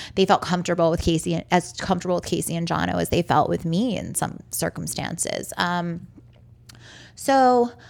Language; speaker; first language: English; native; English